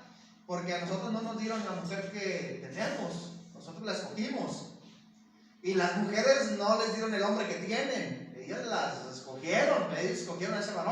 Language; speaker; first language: Spanish; native; Spanish